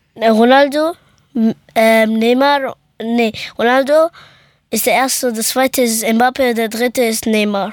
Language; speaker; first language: German; early bilingual, other home language; Persian